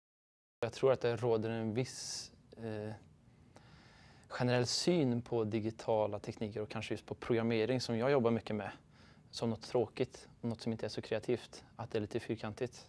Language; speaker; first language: Swedish; native; Swedish